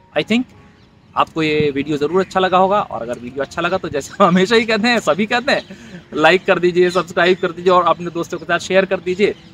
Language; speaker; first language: Hindi; native; Hindi